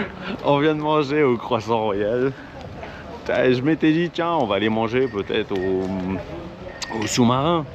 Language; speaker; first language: French; native; French